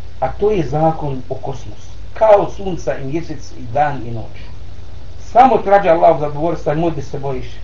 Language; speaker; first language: Bosnian; non-native, learner; Arabic